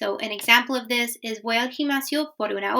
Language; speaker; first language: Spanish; non-native, fluent; English